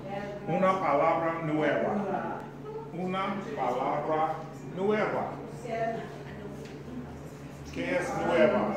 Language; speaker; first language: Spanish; non-native, fluent; English